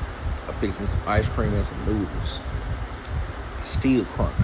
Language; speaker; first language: English; native; English